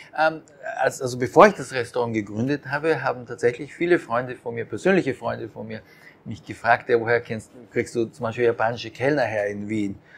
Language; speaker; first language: German; early bilingual, other home language; Japanese